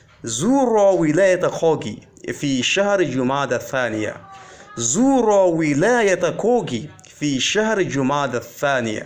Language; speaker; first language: Arabic; non-native, fluent; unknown